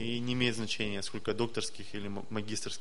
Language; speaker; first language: Russian; native; Russian